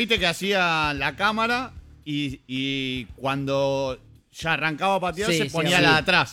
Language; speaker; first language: Spanish; native; Spanish